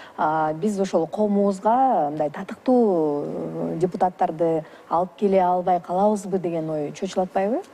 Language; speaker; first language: Kyrgyz; native; Kyrgyz